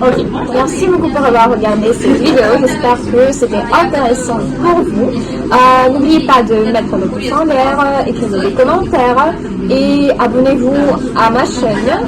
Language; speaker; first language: French; non-native, fluent; Russian